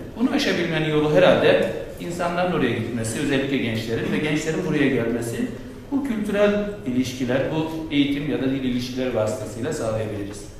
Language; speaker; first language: Turkish; native; Turkish